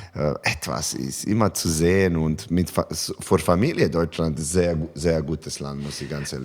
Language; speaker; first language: German; non-native, learner; Serbian